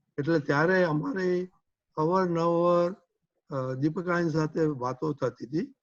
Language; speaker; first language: Gujarati; early bilingual, heritage; Gujarati